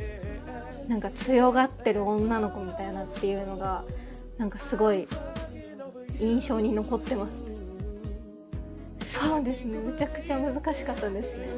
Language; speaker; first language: Japanese; native; Japanese